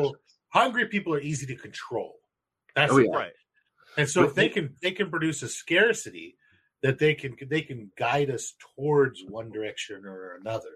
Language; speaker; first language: English; native; English